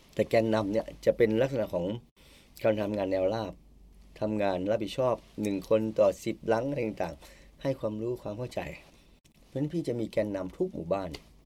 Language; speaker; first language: Thai; native; Thai